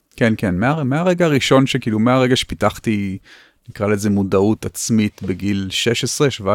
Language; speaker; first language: Hebrew; native; Hebrew